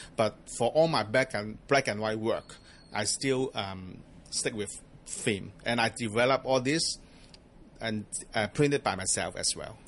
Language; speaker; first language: English; non-native, local second language; Cantonese